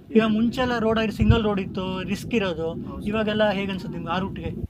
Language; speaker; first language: Kannada; native; Kannada